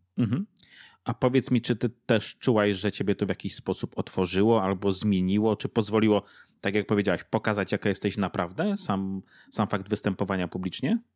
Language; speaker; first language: Polish; native; Polish